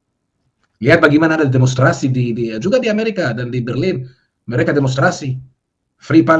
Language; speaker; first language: Indonesian; non-native, fluent; Hebrew